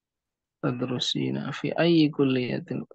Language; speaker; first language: Arabic; non-native, learner; Indonesian